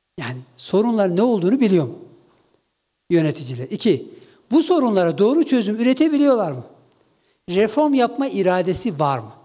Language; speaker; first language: Turkish; non-native, local second language; Kurdish